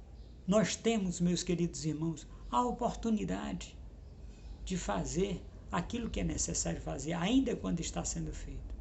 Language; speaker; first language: Portuguese; native; Portuguese